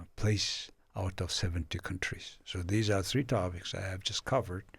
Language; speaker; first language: English; non-native, fluent; Mongolian